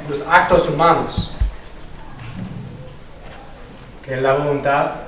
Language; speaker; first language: Spanish; non-native, fluent; English